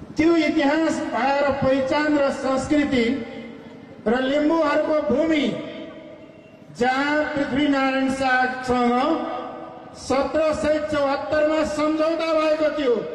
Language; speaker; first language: Nepali; non-native, local second language; Maithili